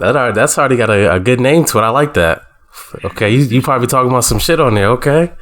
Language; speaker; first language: English; native; English